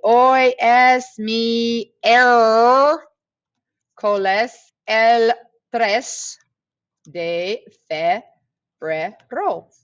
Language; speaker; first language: Spanish; non-native, fluent; English